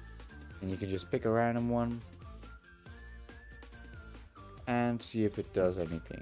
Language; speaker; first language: English; native; English